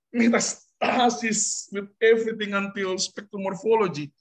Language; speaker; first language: English; non-native, fluent; Indonesian